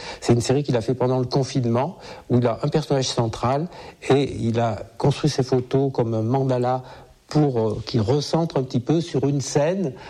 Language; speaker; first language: French; native; French